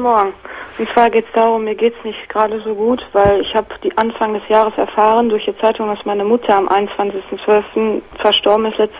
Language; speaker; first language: German; native; German